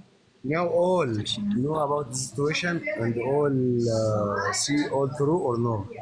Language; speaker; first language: English; non-native, learner; Arabic